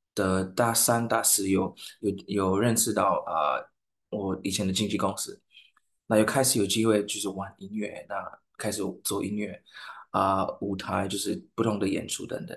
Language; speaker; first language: Chinese; non-native, fluent; English